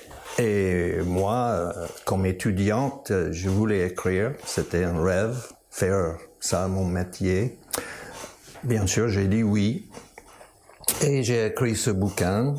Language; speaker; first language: French; non-native, fluent; English